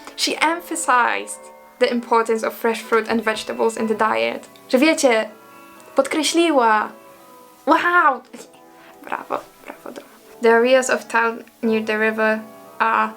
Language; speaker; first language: English; non-native, fluent; Polish